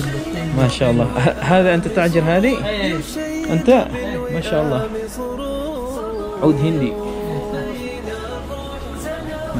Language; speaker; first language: Arabic; non-native, learner; Filipino